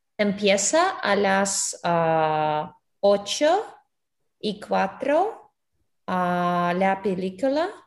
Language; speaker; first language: Spanish; non-native, learner; English